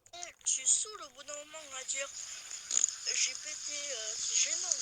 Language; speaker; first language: French; native; French